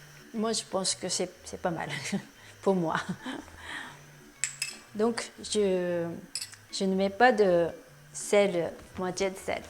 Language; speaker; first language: French; non-native, learner; Japanese